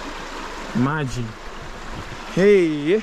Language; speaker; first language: English; non-native, learner; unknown